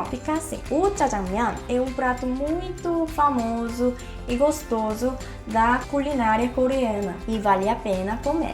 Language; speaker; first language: Portuguese; non-native, fluent; Korean